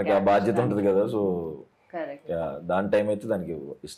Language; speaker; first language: Telugu; native; Telugu